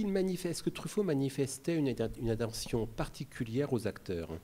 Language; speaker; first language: French; native; French